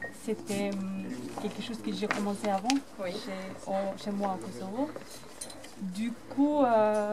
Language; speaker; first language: French; non-native, fluent; Albanian